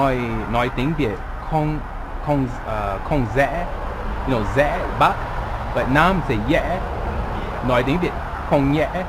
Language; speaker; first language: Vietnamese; non-native, learner; English